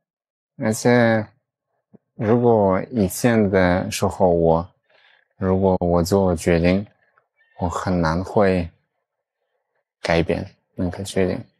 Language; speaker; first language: Chinese; early bilingual, heritage; Chinese